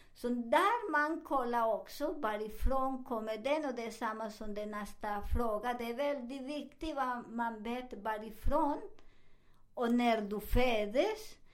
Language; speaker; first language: Swedish; non-native, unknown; Spanish